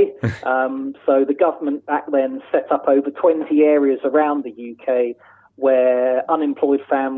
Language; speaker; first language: English; native; English